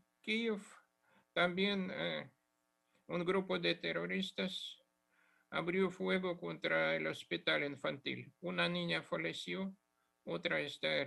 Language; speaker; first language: Spanish; non-native, fluent; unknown